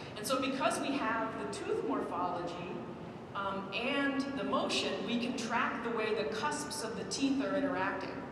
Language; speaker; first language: English; native; English